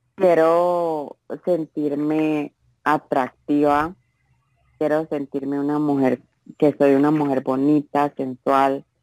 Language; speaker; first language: Spanish; native; Spanish